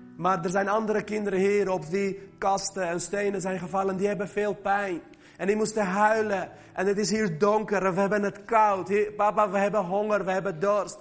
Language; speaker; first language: Dutch; early bilingual, other home language; Armenian